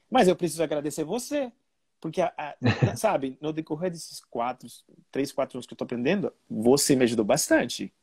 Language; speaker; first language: Portuguese; non-native, fluent; Spanish